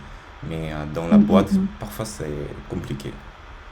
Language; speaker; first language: French; native; French